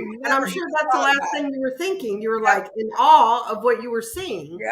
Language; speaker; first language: English; native; English